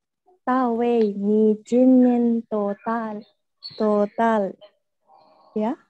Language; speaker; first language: Chinese; non-native, learner; Indonesian